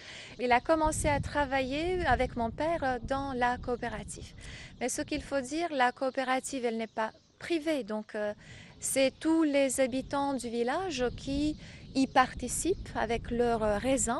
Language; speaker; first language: French; non-native, fluent; Croatian